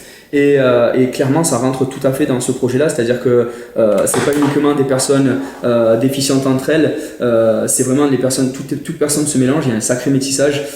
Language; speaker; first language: French; native; French